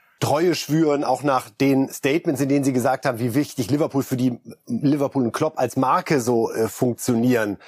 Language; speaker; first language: German; native; German